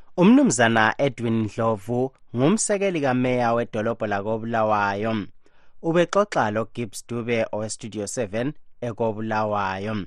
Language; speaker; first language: Zulu; native; Zulu